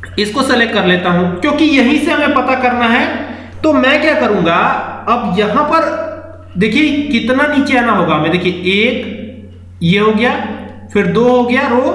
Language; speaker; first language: Hindi; native; Hindi